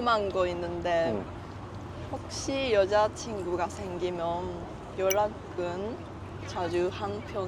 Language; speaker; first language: Korean; non-native, learner; Japanese